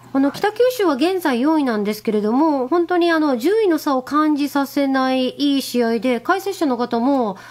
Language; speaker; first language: Japanese; native; Japanese